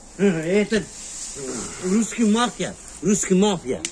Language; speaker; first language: Russian; non-native, local second language; Kyrgyz